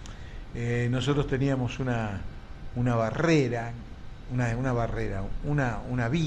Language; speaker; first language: Spanish; native; Spanish